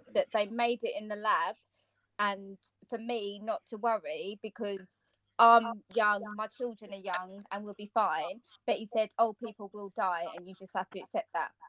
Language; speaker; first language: English; non-native, fluent; Bulgarian